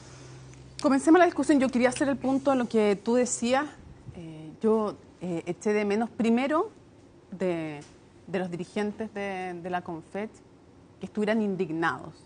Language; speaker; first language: Spanish; native; Spanish